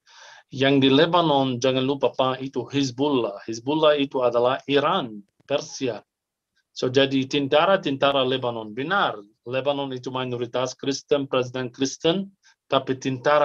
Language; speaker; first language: Indonesian; non-native, fluent; Arabic